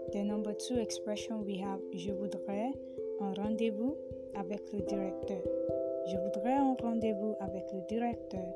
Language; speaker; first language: French; non-native, fluent; Yoruba